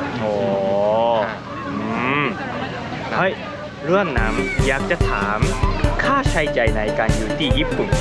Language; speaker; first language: Thai; non-native, fluent; Japanese